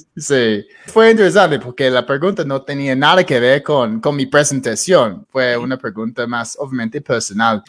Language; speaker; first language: Spanish; non-native, fluent; English